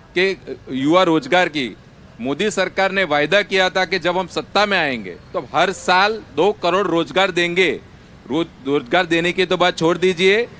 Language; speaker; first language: Hindi; non-native, local second language; Gujarati